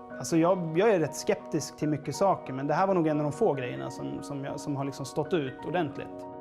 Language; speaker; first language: Swedish; native; Swedish